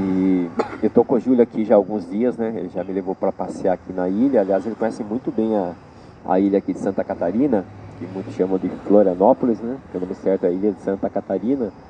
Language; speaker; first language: Portuguese; native; Portuguese